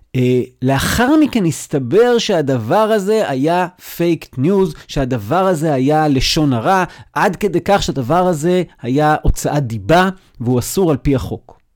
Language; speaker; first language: Hebrew; native; Hebrew